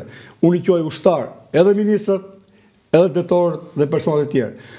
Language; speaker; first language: Albanian; native; Albanian